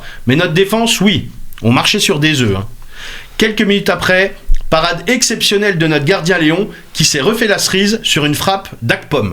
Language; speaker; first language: French; native; French